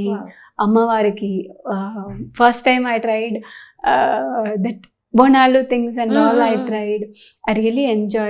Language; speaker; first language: Telugu; non-native, learner; Tamil